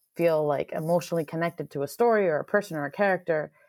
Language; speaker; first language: English; native; English